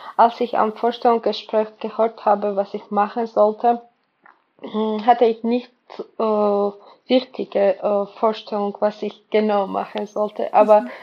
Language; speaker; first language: German; non-native, learner; Georgian